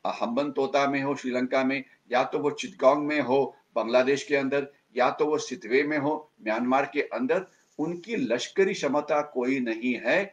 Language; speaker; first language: Hindi; non-native, local second language; Marathi